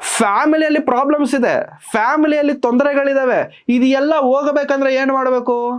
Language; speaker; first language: Kannada; non-native, local second language; Telugu